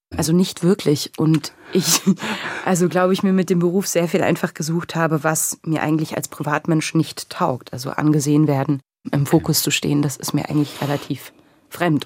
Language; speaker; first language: German; native; German